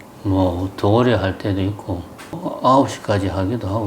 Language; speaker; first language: Korean; native; Korean